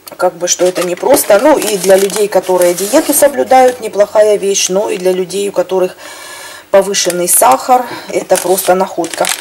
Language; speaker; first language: Russian; native; Russian